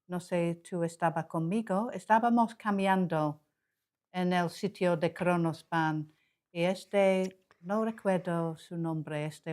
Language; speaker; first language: Spanish; non-native, learner; English